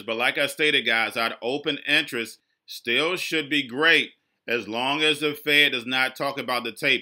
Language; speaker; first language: English; native; English